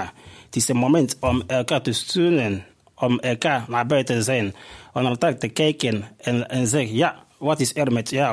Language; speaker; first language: Dutch; non-native, fluent; Igbo